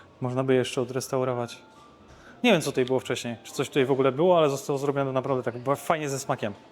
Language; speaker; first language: Polish; native; Polish